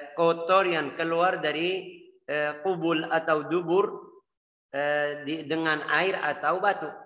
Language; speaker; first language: Indonesian; non-native, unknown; Arabic